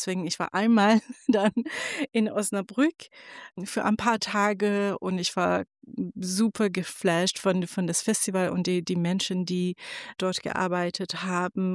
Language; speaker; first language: German; non-native, fluent; Persian